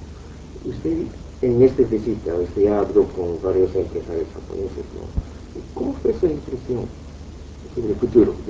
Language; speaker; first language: Spanish; non-native, fluent; Japanese